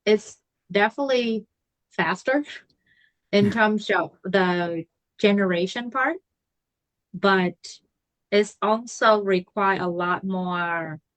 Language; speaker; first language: English; non-native, fluent; Vietnamese